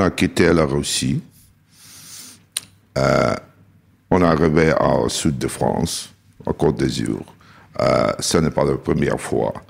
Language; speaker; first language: French; non-native, learner; Russian